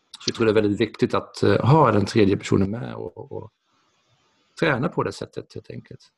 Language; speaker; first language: Swedish; non-native, fluent; Dutch